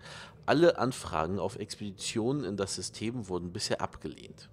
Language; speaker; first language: German; native; German